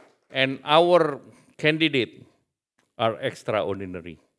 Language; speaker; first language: English; non-native, fluent; Indonesian